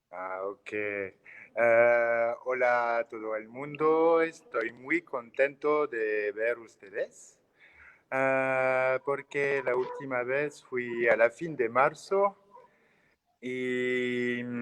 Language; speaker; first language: Spanish; non-native, learner; French